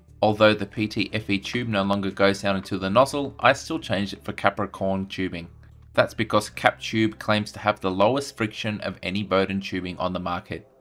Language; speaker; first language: English; native; English